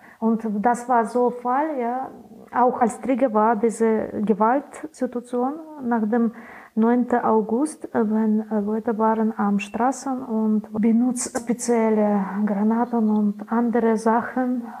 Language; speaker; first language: German; non-native, learner; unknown